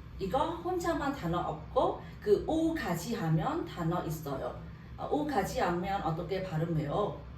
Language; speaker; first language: Korean; non-native, learner; Vietnamese